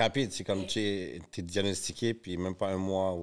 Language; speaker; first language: French; native; French